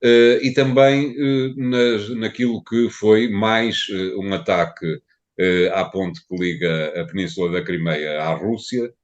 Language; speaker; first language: Portuguese; native; Portuguese